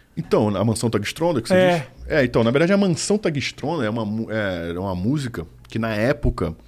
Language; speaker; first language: Portuguese; native; Portuguese